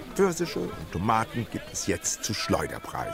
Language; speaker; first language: German; native; German